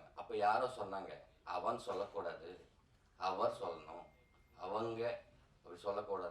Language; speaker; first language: Tamil; non-native, learner; Telugu